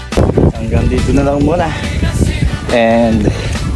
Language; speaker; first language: Filipino; native; Filipino